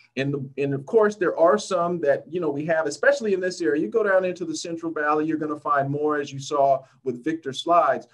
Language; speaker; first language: English; native; English